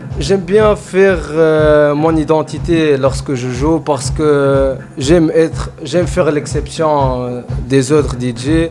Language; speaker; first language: French; non-native, fluent; Arabic